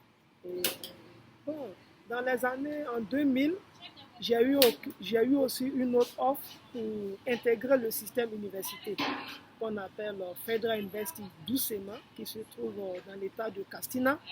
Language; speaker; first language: French; non-native, fluent; Yoruba